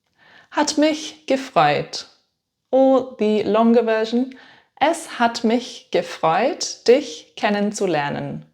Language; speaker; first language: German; non-native, fluent; English